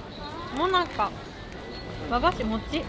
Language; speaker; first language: French; non-native, learner; Japanese